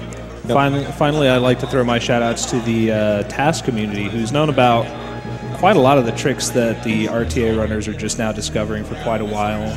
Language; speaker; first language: English; native; English